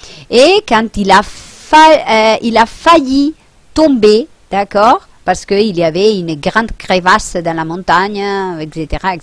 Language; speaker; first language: French; non-native, fluent; Spanish